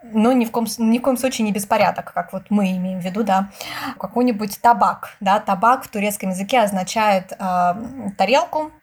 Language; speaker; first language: Russian; native; Russian